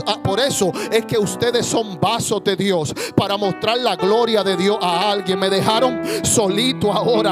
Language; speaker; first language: Spanish; native; Spanish